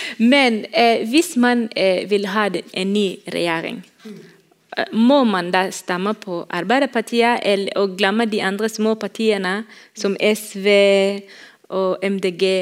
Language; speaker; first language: Norwegian; non-native, fluent; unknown